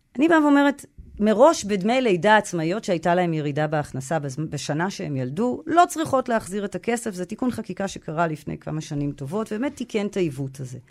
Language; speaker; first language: Hebrew; native; Hebrew